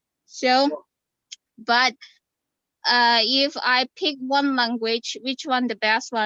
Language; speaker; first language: English; non-native, fluent; Indonesian